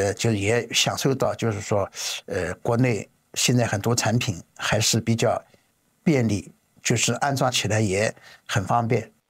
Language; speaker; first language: Chinese; native; Chinese